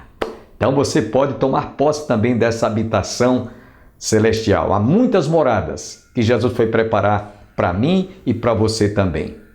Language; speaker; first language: Portuguese; native; Portuguese